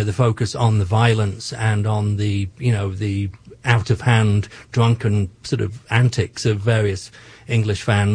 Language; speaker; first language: English; native; English